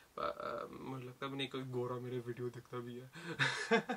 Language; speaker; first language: English; early bilingual, other home language; Hindi